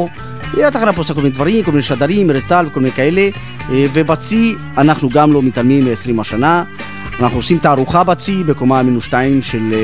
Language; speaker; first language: Hebrew; native; Hebrew